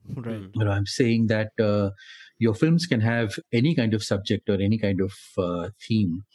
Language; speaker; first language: English; non-native, local second language; Hindi